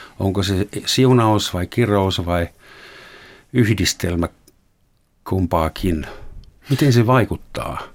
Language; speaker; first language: Finnish; non-native, fluent; German